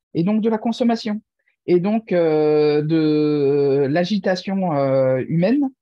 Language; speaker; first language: French; native; French